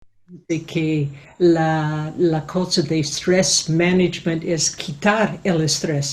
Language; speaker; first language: Spanish; non-native, fluent; English